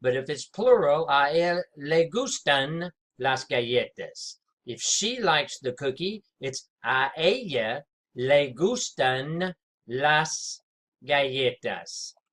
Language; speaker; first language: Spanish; non-native, fluent; English